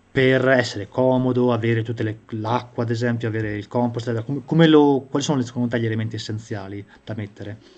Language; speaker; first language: Italian; native; Italian